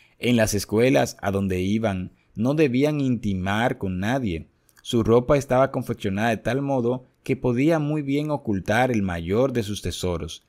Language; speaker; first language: Spanish; native; Spanish